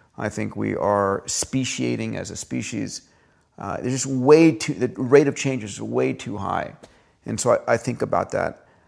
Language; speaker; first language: English; early bilingual, other home language; Greek